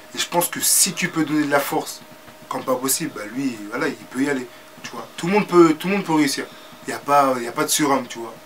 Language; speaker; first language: French; native; French